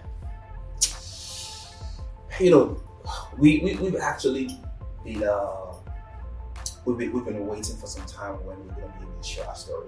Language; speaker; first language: English; non-native, local second language; Yoruba